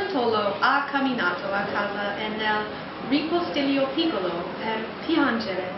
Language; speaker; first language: Italian; non-native, learner; English